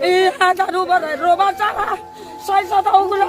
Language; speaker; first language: Bangla; non-native, local second language; Kok Borok